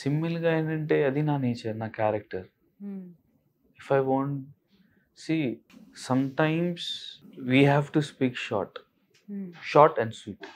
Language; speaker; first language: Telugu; non-native, local second language; Hindi